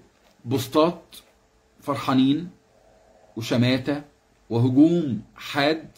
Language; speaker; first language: Arabic; native; Arabic